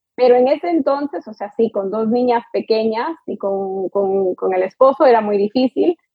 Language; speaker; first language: Spanish; early bilingual, heritage; Spanish